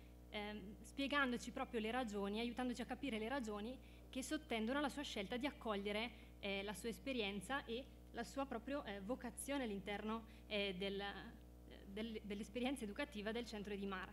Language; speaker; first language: Italian; native; Italian